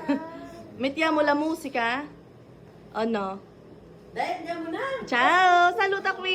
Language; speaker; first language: Italian; non-native, learner; Filipino